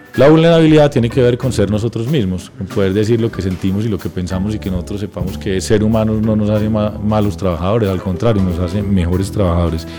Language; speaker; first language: Spanish; native; Spanish